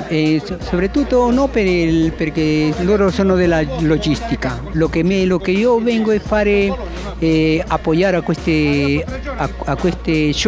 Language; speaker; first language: Italian; non-native, learner; Spanish